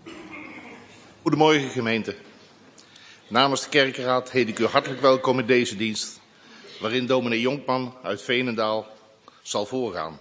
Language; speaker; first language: Dutch; native; Dutch